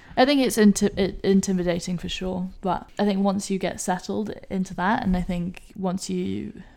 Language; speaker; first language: English; native; English